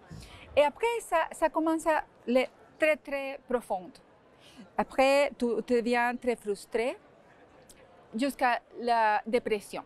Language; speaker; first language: French; non-native, fluent; Spanish